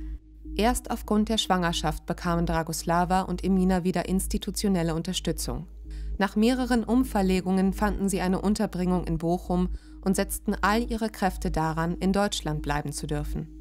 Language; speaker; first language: German; native; German